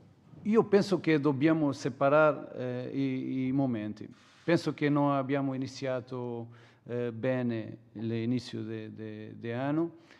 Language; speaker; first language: Italian; non-native, fluent; Portuguese